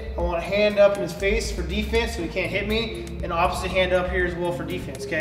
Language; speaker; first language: English; native; English